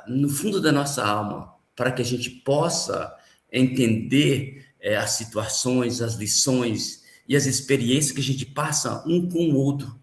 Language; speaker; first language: Portuguese; native; Portuguese